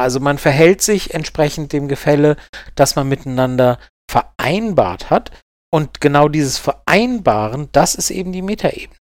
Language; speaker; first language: German; native; German